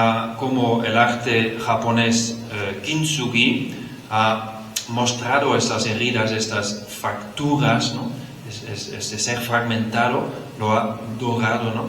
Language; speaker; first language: Spanish; non-native, fluent; Dutch